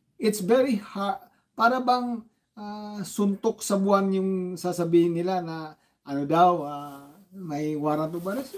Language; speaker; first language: Filipino; non-native, local second language; Cebuano